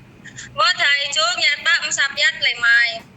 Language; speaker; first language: Cantonese; non-native, learner; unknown